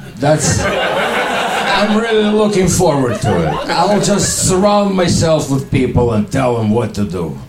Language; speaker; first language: English; non-native, fluent; Ukrainian